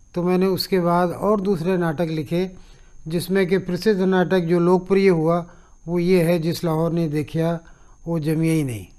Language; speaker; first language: Hindi; native; Hindi